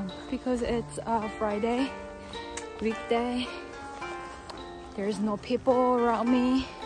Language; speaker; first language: English; non-native, fluent; Korean